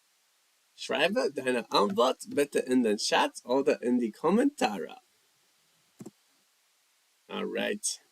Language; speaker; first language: German; non-native, fluent; English